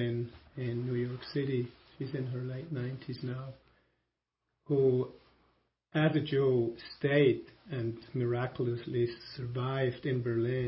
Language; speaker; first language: English; non-native, fluent; German